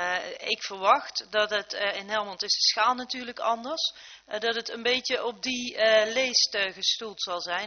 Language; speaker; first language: Dutch; native; Dutch